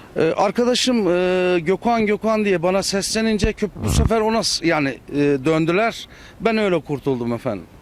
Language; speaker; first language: Turkish; native; Turkish